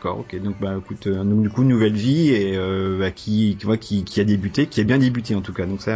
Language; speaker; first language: French; native; French